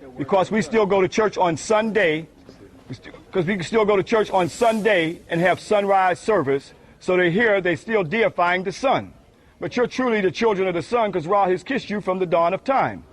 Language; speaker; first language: English; native; English